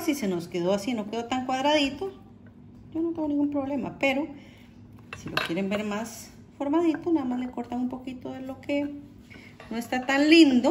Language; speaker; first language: Spanish; native; Spanish